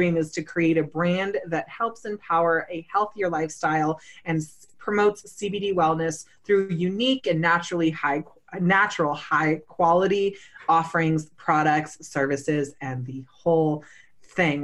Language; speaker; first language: English; native; English